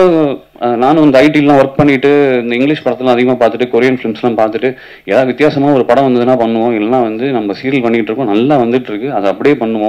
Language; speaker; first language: Tamil; native; Tamil